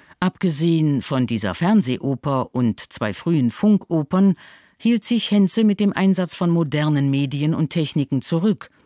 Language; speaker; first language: German; native; German